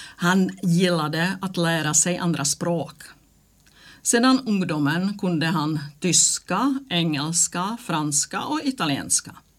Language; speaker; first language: Swedish; non-native, fluent; Czech